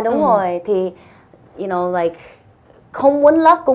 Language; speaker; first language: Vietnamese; early bilingual, heritage; Vietnamese